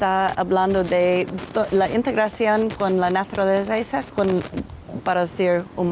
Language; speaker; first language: Spanish; non-native, learner; English